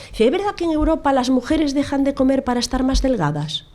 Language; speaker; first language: Spanish; non-native, local second language; Galician